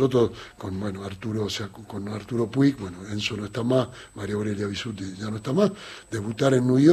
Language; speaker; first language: Spanish; native; Spanish